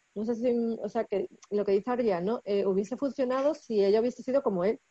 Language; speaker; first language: Spanish; native; Spanish